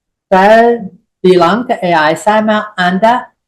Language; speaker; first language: Indonesian; non-native, fluent; English